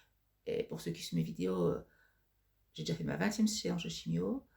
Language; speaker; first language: French; native; French